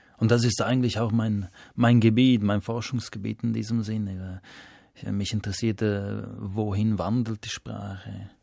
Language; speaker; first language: German; non-native, local second language; Romansh